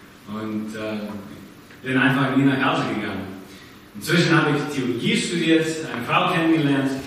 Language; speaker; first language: German; non-native, fluent; English